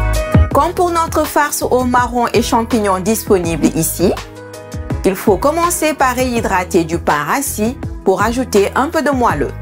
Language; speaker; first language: French; native; French